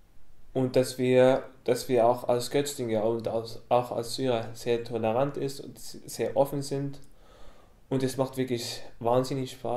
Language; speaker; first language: German; non-native, fluent; Arabic